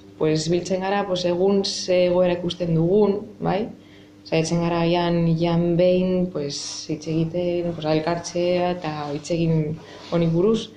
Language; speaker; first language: Basque; non-native, local second language; Spanish